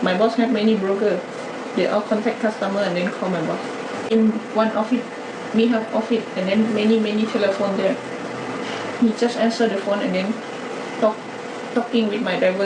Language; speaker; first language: English; non-native, learner; Thai